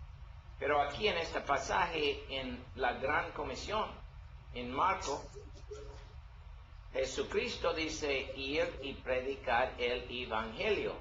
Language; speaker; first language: Spanish; non-native, learner; English